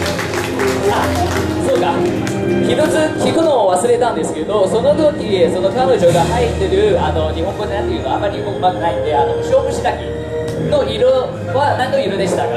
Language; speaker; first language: Japanese; non-native, fluent; Chinese